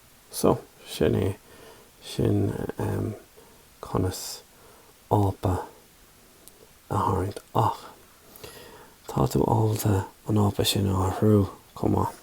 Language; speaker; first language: Irish; non-native, local second language; English